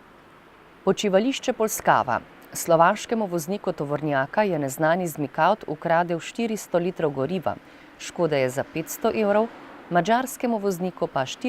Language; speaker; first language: Slovenian; native; Slovenian